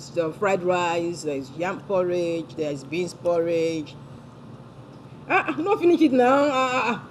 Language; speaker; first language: English; non-native, local second language; Yoruba